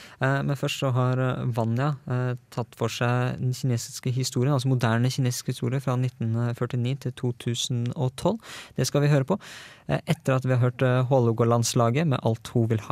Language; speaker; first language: Norwegian; native; Norwegian